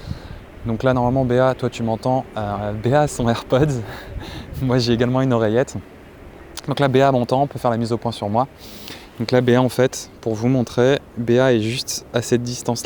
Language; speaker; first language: French; native; French